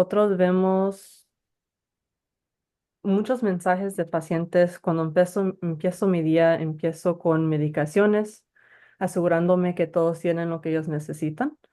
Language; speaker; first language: Spanish; early bilingual, heritage; Spanish